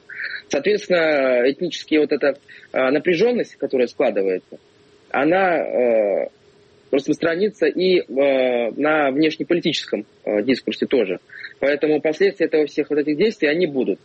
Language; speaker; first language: Russian; native; Russian